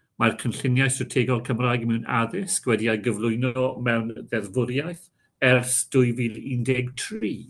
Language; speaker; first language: Welsh; non-native, local second language; English